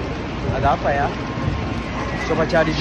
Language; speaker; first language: Indonesian; non-native, fluent; Japanese